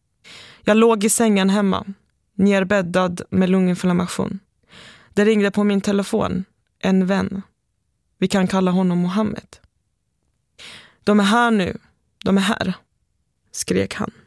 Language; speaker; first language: Swedish; early bilingual, other home language; Persian